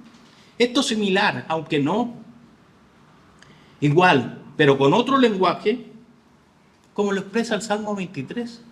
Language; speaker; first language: Spanish; native; Spanish